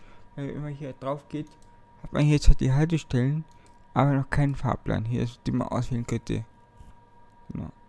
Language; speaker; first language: German; native; German